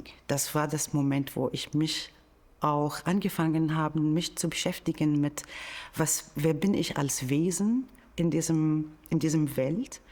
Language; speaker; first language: German; non-native, fluent; Arabic